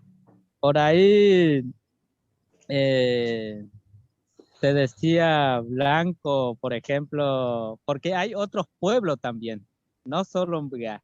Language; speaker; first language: Spanish; non-native, local second language; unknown